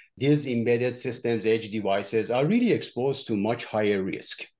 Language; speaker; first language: English; non-native, fluent; Persian